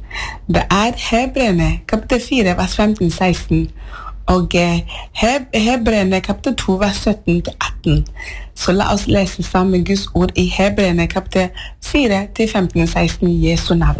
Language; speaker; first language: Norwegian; non-native, fluent; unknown